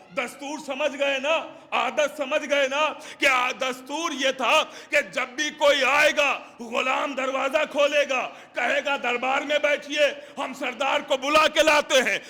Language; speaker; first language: Urdu; native; Urdu